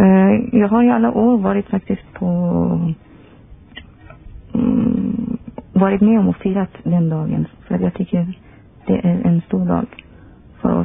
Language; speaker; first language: Swedish; non-native, fluent; Persian